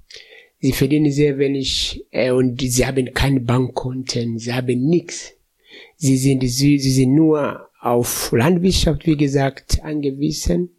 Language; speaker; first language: German; non-native, fluent; Swahili